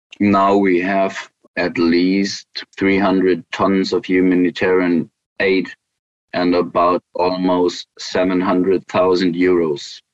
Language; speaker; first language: English; non-native, fluent; German